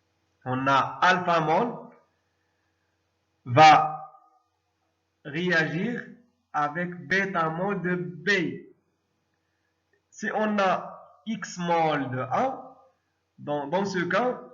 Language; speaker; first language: French; non-native, local second language; Arabic